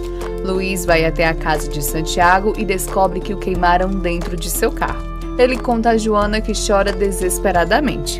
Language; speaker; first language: Portuguese; native; Portuguese